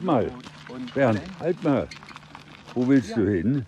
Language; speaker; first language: German; native; German